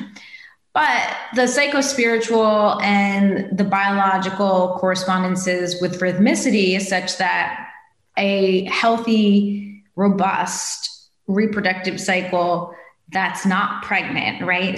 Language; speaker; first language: English; native; English